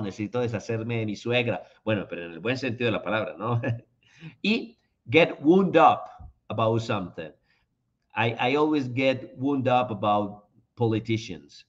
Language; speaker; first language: Spanish; native; Spanish